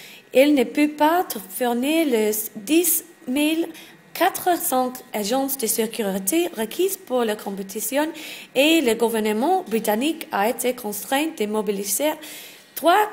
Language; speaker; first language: French; non-native, learner; English